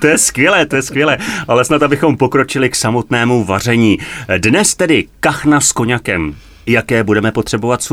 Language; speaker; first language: Czech; native; Czech